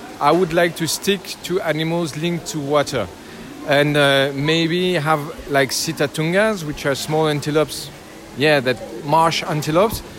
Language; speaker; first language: English; non-native, learner; French